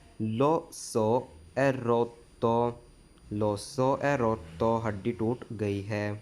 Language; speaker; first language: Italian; non-native, fluent; Urdu